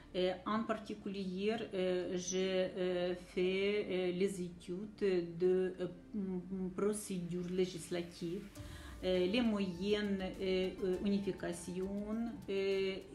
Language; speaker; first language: French; non-native, learner; Ukrainian